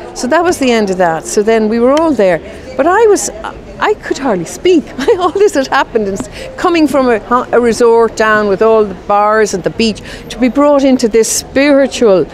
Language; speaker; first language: English; native; English